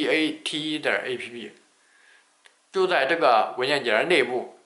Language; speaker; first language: Chinese; native; Chinese